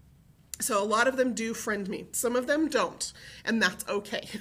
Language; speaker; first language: English; native; English